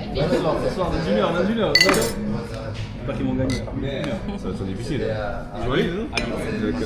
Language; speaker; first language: French; early bilingual, other home language; Lao